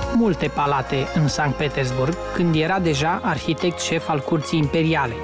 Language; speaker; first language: Romanian; native; Romanian